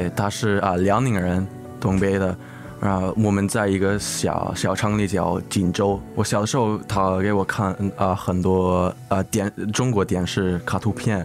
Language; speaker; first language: Chinese; early bilingual, heritage; English